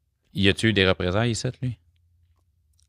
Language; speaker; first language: French; native; French